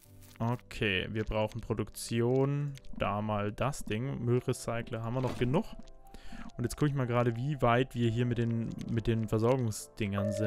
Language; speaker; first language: German; native; German